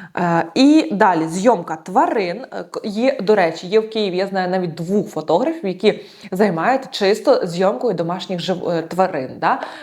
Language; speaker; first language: Ukrainian; non-native, local second language; Russian